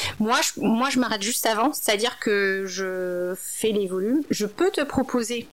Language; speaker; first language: French; early bilingual, other home language; Min Nan Chinese